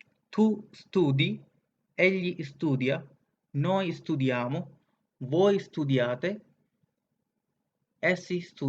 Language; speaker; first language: Italian; non-native, fluent; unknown